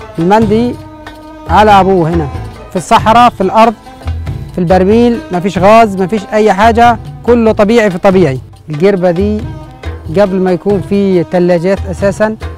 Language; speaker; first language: Egyptian Arabic; native; Egyptian Arabic